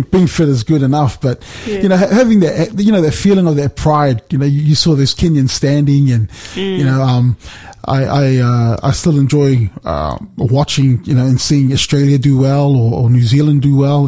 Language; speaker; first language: English; native; English